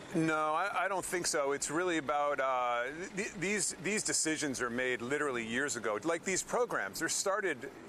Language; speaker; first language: English; native; English